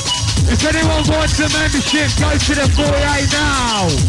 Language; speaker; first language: English; native; English